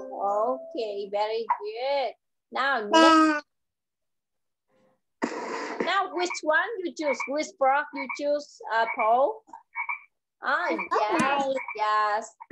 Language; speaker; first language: English; non-native, learner; Vietnamese